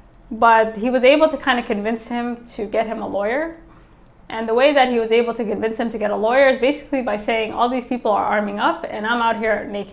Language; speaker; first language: English; native; English